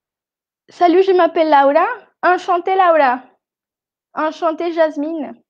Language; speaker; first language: French; non-native, fluent; Spanish